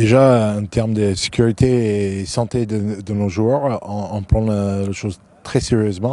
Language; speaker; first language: French; non-native, fluent; English